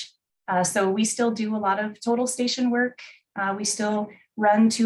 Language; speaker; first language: English; native; English